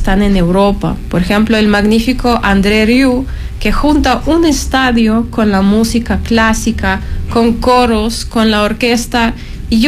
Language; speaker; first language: Spanish; non-native, fluent; Ukrainian